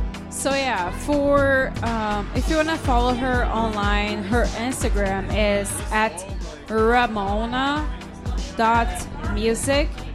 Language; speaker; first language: English; non-native, fluent; Portuguese